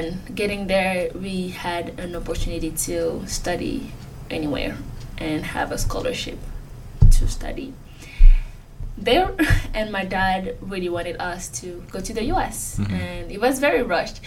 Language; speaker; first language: English; non-native, fluent; French